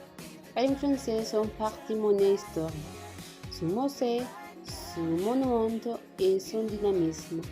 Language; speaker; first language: French; non-native, learner; Spanish